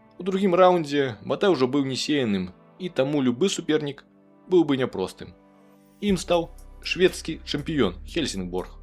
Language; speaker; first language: Belarusian; native; Belarusian